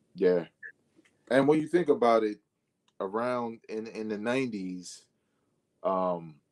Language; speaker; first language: English; native; English